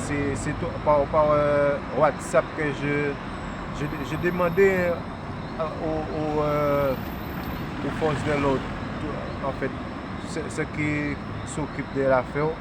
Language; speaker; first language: French; non-native, local second language; Haitian Creole